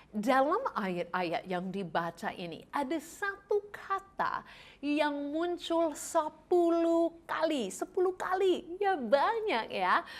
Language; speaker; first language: Indonesian; non-native, fluent; English